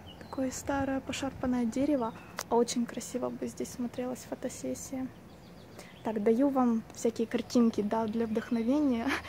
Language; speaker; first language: Russian; native; Russian